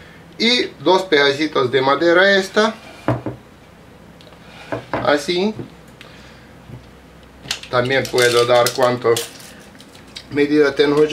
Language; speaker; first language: Spanish; non-native, learner; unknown